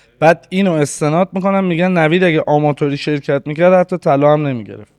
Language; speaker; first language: Persian; native; Persian